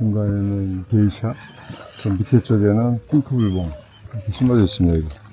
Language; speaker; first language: Korean; early bilingual, heritage; Korean